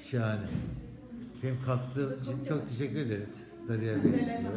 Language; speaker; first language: Turkish; native; Turkish